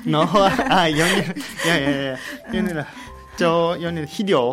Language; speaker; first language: Vietnamese; non-native, learner; Japanese